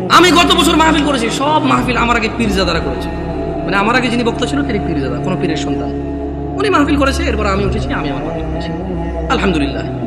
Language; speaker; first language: Bangla; early bilingual, heritage; Bangla